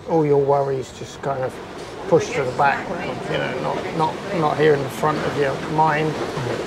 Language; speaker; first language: English; native; English